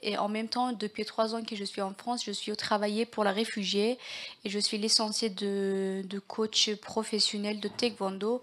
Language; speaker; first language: French; non-native, learner; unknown